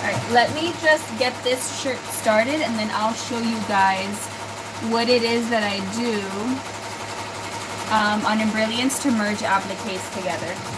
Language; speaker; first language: English; early bilingual, other home language; Spanish